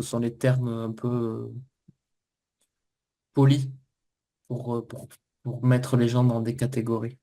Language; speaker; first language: French; native; French